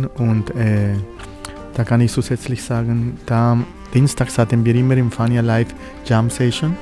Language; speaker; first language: German; non-native, fluent; Spanish